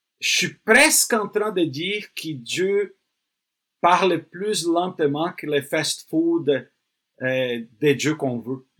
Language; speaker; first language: French; non-native, fluent; Portuguese